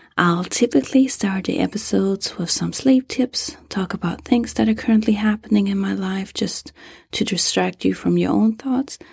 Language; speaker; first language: English; non-native, fluent; German